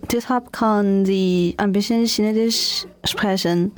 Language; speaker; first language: German; non-native, learner; Chinese